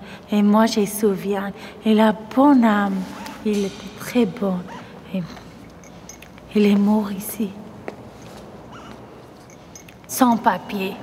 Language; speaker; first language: French; non-native, learner; Persian